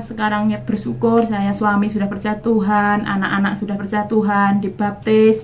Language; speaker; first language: Indonesian; non-native, local second language; Javanese